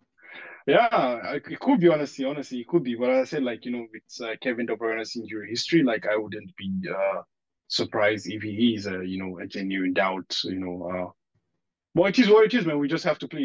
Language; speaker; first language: English; non-native, local second language; Hausa